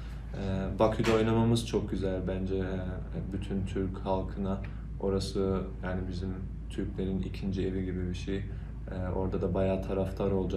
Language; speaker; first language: Turkish; early bilingual, heritage; Turkish